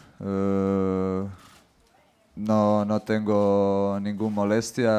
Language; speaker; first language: Spanish; non-native, fluent; Croatian